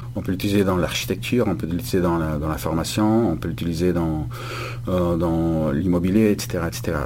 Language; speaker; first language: French; non-native, fluent; Bulgarian